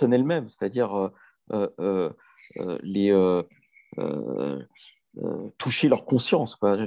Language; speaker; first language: French; native; French